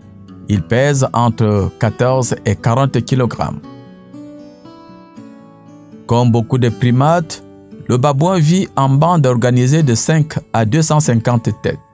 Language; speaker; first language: French; native; French